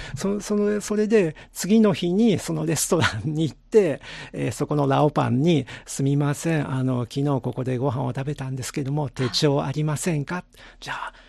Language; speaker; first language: Japanese; native; Japanese